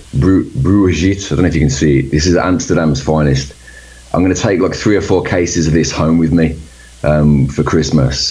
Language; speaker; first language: English; native; English